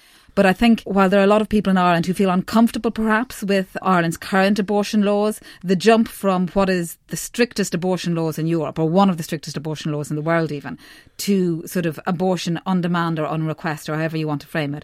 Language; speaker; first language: English; native; English